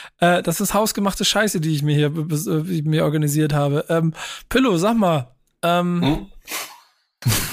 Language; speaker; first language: German; native; German